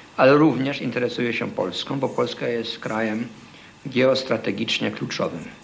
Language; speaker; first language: Polish; early bilingual, heritage; Polish